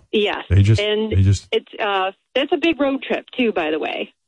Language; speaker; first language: English; native; English